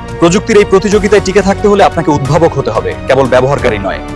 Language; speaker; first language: Bangla; native; Bangla